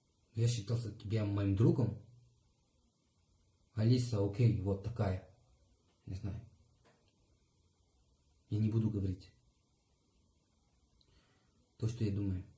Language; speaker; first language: Russian; non-native, learner; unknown